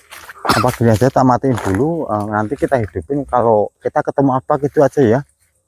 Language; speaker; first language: Indonesian; native; Indonesian